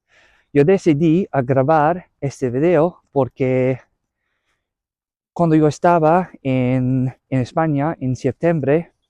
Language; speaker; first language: Spanish; non-native, learner; English